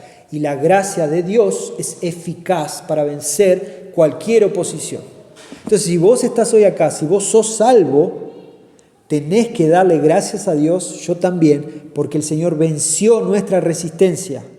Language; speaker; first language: Spanish; native; Spanish